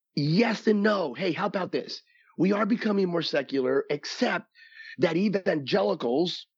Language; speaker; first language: English; early bilingual, other home language; Spanish